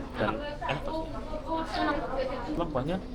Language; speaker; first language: Indonesian; native; Indonesian